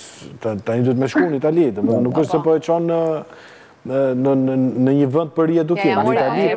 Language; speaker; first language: Albanian; native; Albanian